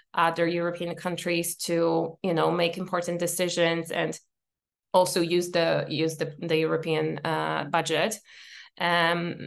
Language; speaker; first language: English; non-native, fluent; Polish